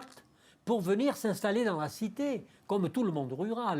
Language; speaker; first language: French; native; French